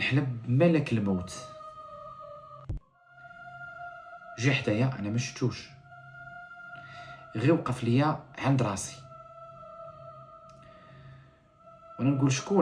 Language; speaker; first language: Arabic; native; Arabic